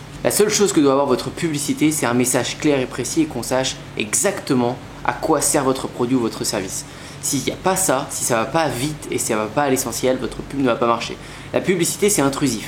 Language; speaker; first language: French; native; French